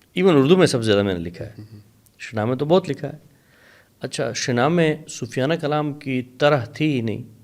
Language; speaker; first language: Urdu; non-native, local second language; Sicilian